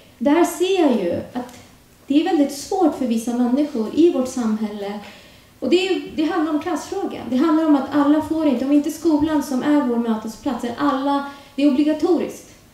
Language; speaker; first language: Swedish; early bilingual, other home language; Urdu